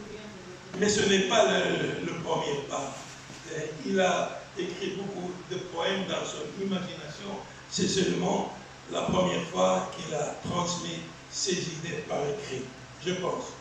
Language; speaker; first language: French; non-native, local second language; Arabic